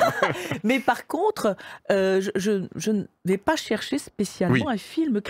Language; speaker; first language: French; native; French